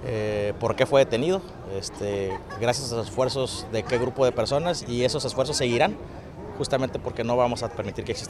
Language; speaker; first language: Spanish; native; Spanish